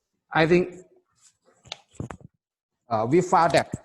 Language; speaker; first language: English; non-native, fluent; Thai